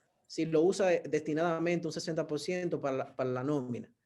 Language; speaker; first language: Spanish; native; Spanish